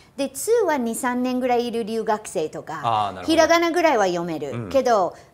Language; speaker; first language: Japanese; non-native, fluent; English